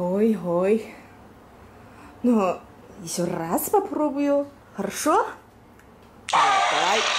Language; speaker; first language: Russian; non-native, learner; Chinese